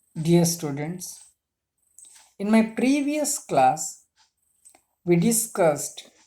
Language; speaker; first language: English; non-native, local second language; Kannada